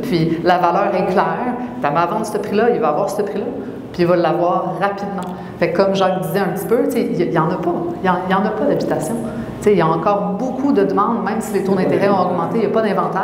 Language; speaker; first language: French; native; French